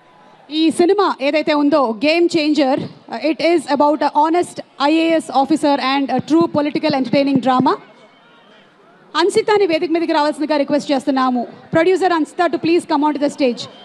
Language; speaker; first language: Telugu; native; Telugu